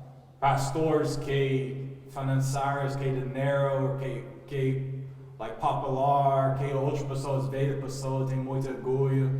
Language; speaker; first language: Portuguese; non-native, learner; English